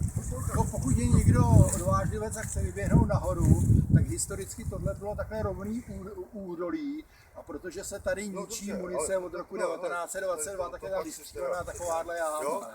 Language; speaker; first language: Czech; native; Czech